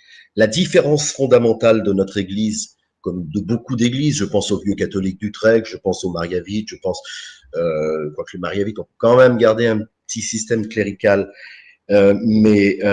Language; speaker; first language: French; native; French